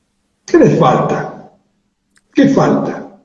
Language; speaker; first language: Portuguese; non-native, learner; Spanish